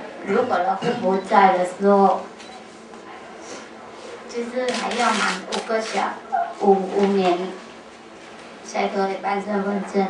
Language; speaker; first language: Chinese; non-native, fluent; Vietnamese